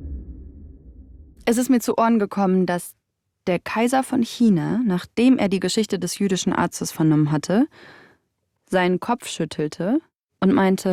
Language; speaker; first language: German; native; German